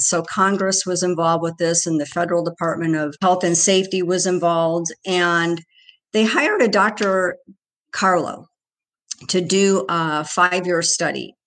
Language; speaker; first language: English; native; English